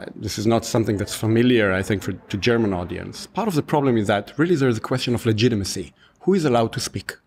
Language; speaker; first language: English; non-native, fluent; Hebrew